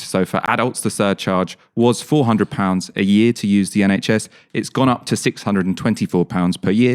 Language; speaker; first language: English; native; English